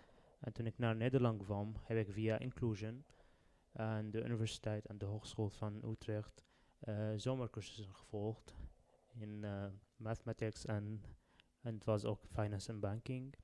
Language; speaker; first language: Dutch; non-native, learner; Arabic